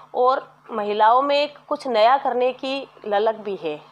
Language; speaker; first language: Hindi; native; Hindi